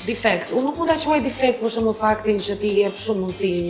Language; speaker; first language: Albanian; native; Albanian